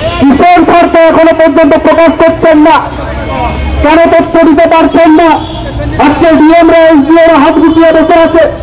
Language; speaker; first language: Bangla; non-native, local second language; Santali